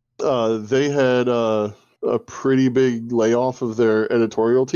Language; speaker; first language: English; native; English